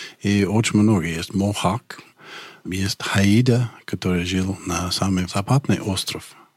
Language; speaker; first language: Russian; non-native, fluent; English